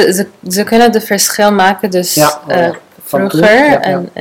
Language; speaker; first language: Dutch; non-native, learner; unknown